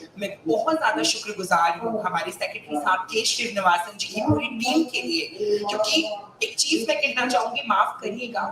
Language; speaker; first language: Hindi; native; Hindi